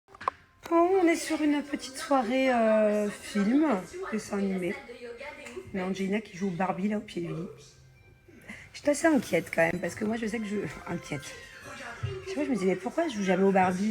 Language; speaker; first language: French; native; French